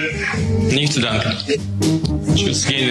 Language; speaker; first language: German; non-native, fluent; Russian